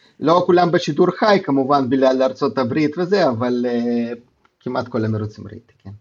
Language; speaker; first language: Hebrew; non-native, fluent; Russian